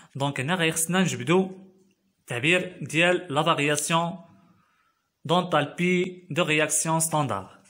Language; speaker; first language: French; non-native, local second language; Arabic